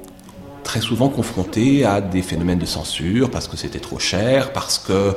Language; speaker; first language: French; native; French